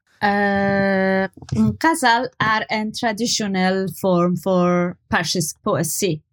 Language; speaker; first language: Norwegian; non-native, learner; Persian